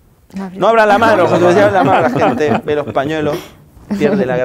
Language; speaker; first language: Spanish; native; Spanish